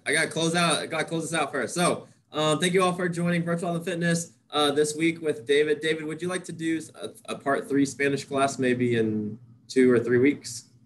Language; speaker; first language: English; native; English